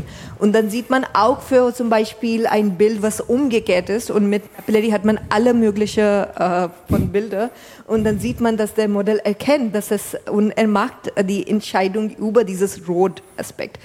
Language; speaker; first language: German; non-native, fluent; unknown